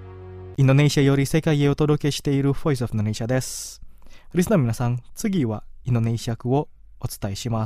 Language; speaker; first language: Japanese; non-native, fluent; Indonesian